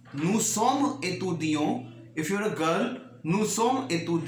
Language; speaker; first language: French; non-native, learner; Hindi